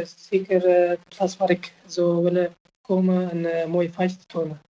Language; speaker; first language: Dutch; non-native, fluent; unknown